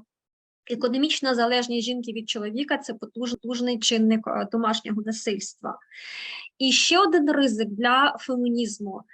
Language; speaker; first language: Ukrainian; native; Ukrainian